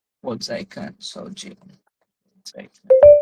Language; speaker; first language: Chinese; non-native, learner; Sinhala